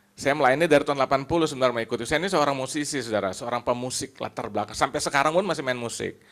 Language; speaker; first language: Indonesian; native; Indonesian